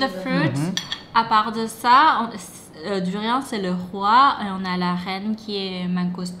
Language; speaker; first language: French; non-native, fluent; Thai